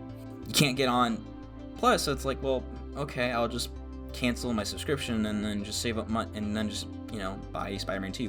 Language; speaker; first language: English; native; English